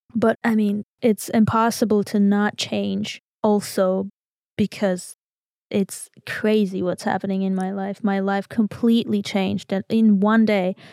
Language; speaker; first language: English; non-native, fluent; Armenian